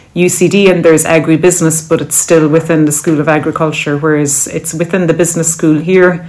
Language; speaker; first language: English; native; English